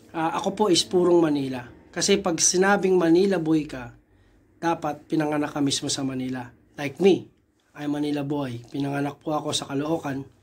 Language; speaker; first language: Filipino; native; Filipino